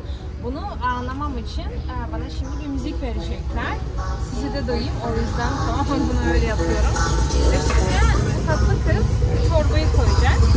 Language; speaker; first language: Turkish; non-native, fluent; Russian